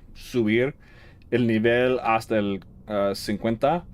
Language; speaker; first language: Spanish; non-native, learner; English